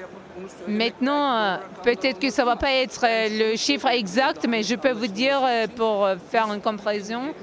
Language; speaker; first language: French; non-native, learner; Turkish